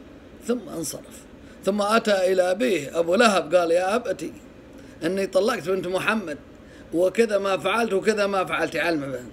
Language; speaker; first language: Arabic; native; Arabic